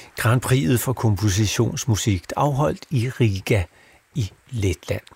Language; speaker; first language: Danish; native; Danish